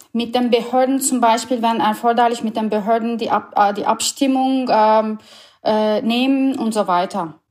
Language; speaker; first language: German; non-native, fluent; Turkish